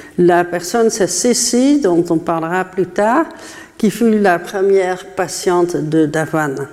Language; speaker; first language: French; non-native, fluent; Dutch